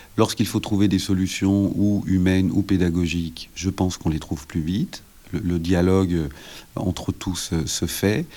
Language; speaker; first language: French; native; French